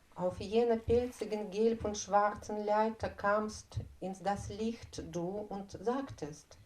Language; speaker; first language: German; non-native, fluent; Russian